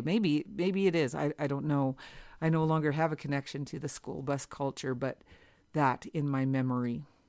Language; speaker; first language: English; native; English